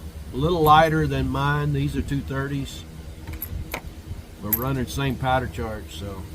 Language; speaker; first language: English; native; English